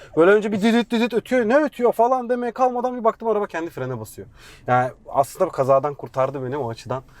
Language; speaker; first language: Turkish; native; Turkish